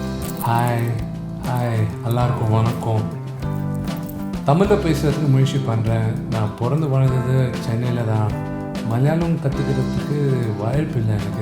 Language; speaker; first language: Tamil; non-native, local second language; Telugu